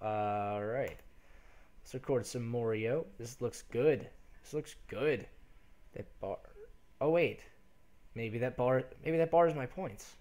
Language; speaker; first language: English; native; English